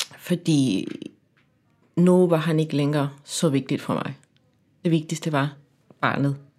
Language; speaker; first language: Danish; non-native, fluent; Spanish